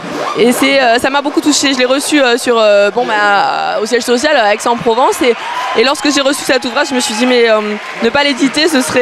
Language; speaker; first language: French; native; French